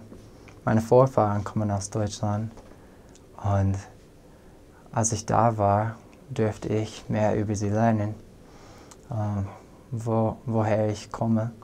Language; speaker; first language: German; non-native, fluent; English